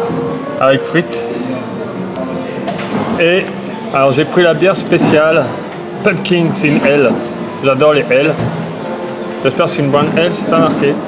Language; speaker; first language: French; native; French